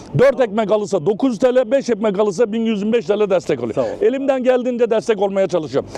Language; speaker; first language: Turkish; native; Turkish